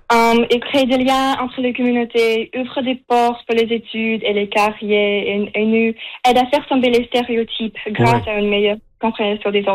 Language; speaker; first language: French; non-native, local second language; English